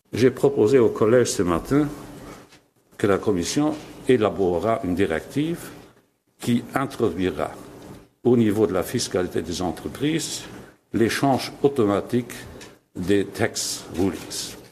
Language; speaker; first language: French; non-native, local second language; Luxembourgish